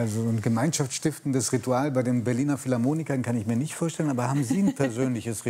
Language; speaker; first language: German; native; German